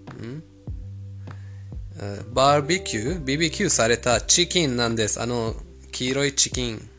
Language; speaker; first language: Japanese; non-native, fluent; Persian